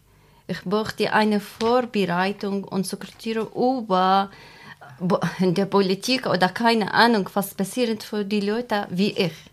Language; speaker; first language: German; non-native, learner; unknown